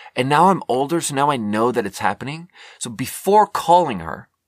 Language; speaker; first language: English; non-native, fluent; Swedish